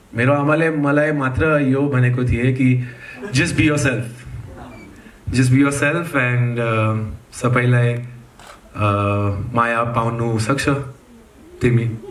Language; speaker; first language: Nepali; early bilingual, heritage; Nepali